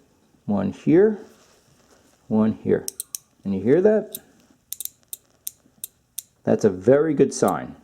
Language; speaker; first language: English; native; English